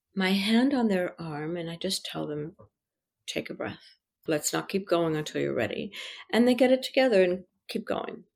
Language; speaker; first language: English; early bilingual, other home language; French